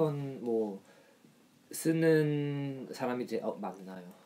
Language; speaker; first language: Korean; non-native, learner; German